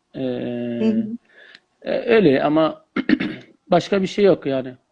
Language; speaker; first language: Turkish; non-native, learner; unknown